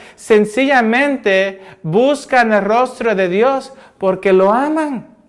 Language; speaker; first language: Spanish; early bilingual, heritage; Spanish